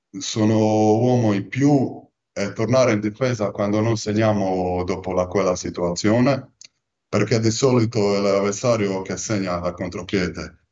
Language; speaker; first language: Italian; non-native, fluent; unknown